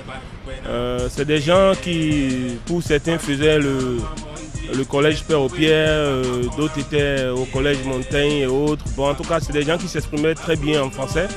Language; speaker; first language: French; native; French